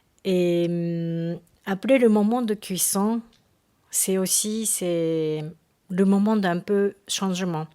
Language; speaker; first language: French; non-native, learner; Japanese